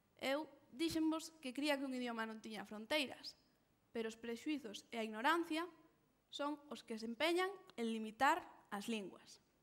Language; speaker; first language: Galician; non-native, local second language; Spanish